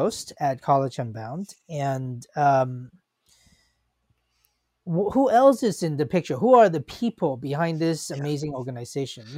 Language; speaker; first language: English; non-native, local second language; Cantonese